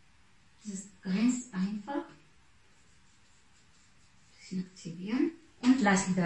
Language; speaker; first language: German; non-native, fluent; Russian